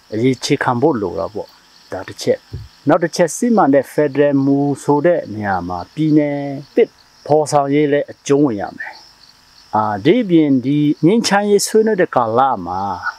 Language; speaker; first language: Burmese; non-native, local second language; Shwe Palaung